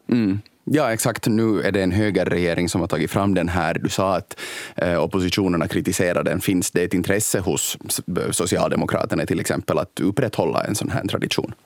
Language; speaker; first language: Swedish; native; Swedish